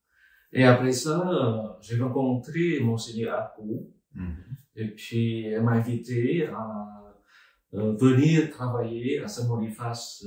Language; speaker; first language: French; non-native, fluent; Vietnamese